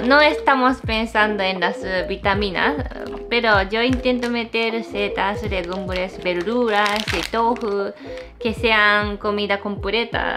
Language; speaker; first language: Spanish; non-native, fluent; Japanese